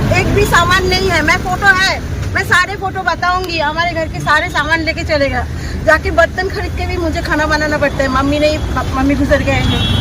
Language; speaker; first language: Hindi; non-native, local second language; Bangla